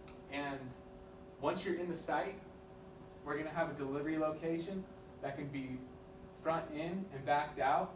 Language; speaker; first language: English; native; English